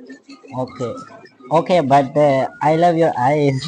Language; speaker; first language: English; non-native, learner; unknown